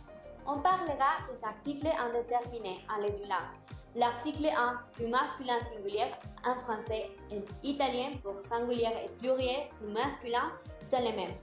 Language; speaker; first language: French; non-native, learner; Spanish